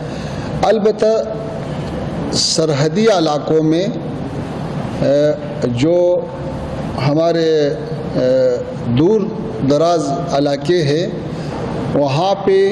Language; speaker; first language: Hindi; non-native, fluent; Pashto